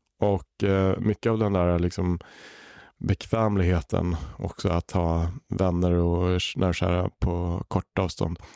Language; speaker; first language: Swedish; native; Swedish